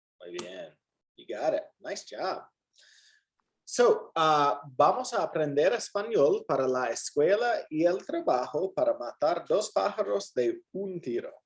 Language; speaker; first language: Spanish; non-native, fluent; English